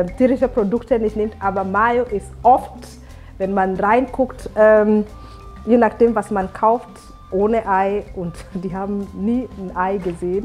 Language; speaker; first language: German; non-native, fluent; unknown